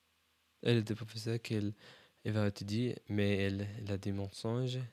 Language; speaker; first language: French; non-native, learner; English